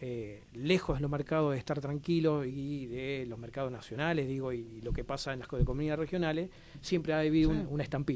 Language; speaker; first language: Spanish; native; Spanish